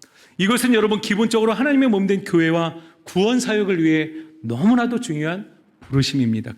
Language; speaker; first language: Korean; native; Korean